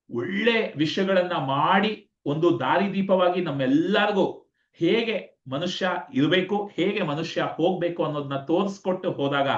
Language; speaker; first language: Kannada; native; Kannada